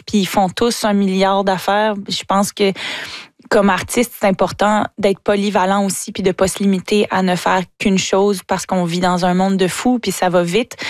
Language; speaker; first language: French; native; French